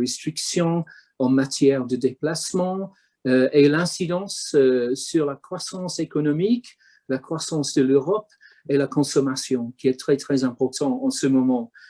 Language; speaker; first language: French; non-native, fluent; English